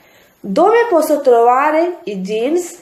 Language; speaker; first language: Italian; non-native, fluent; Urdu